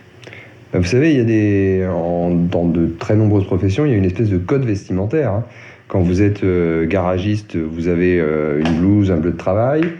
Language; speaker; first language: French; native; French